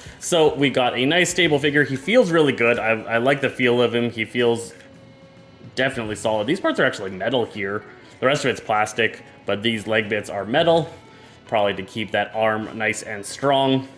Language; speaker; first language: English; native; English